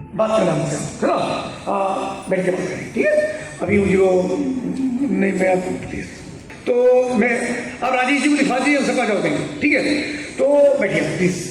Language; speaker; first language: Hindi; native; Hindi